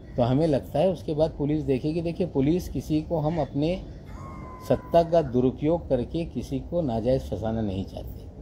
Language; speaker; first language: Hindi; native; Hindi